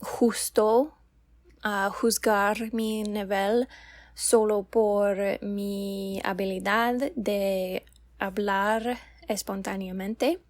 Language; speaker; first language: Spanish; non-native, learner; English